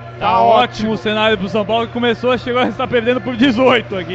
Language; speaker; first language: Portuguese; native; Portuguese